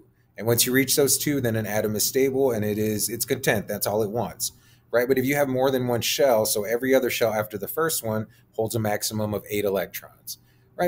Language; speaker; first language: English; native; English